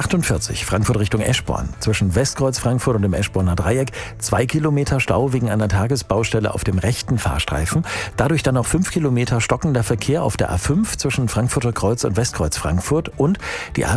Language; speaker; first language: German; native; German